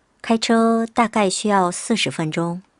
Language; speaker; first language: Chinese; non-native, fluent; Korean